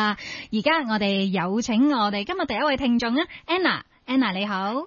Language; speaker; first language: Cantonese; native; Cantonese